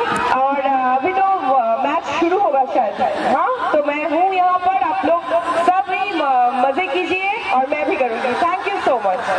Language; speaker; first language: Hindi; non-native, local second language; Bangla